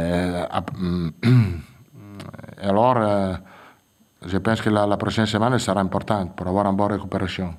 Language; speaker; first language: French; non-native, fluent; Italian